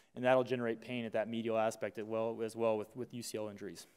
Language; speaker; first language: English; native; English